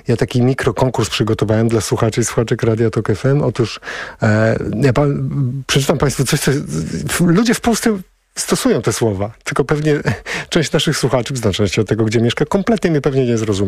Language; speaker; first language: Polish; native; Polish